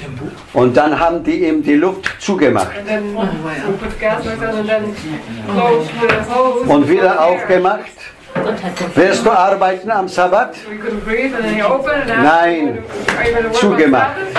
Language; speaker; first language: German; non-native, fluent; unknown